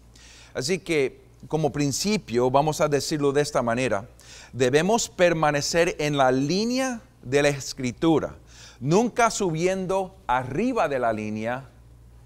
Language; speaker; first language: Spanish; non-native, fluent; English